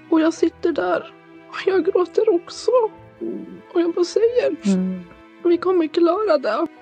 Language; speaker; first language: Swedish; early bilingual, other home language; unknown